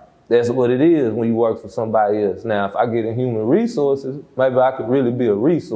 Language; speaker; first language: English; native; English